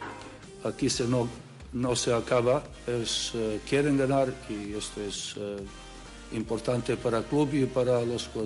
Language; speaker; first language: Spanish; non-native, learner; Serbian